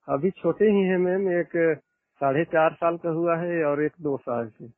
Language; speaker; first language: Hindi; non-native, local second language; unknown